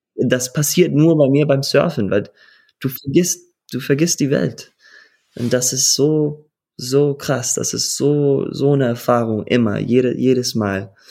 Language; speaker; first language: German; early bilingual, heritage; German